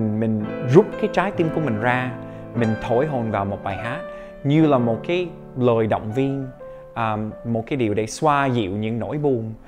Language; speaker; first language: Vietnamese; non-native, fluent; English